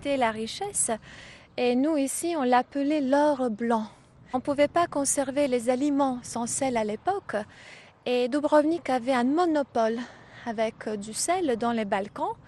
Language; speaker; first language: French; non-native, fluent; Croatian